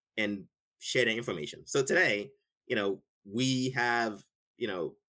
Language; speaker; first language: English; non-native, local second language; Igbo